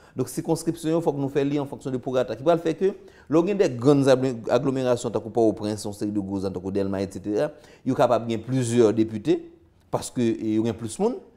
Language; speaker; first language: French; non-native, local second language; Haitian Creole